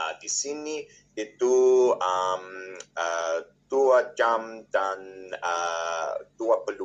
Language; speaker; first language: Indonesian; non-native, learner; English